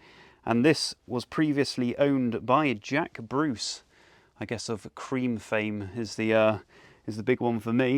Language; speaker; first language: English; native; English